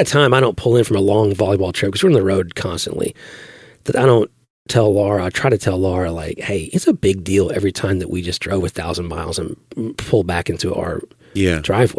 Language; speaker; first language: English; native; English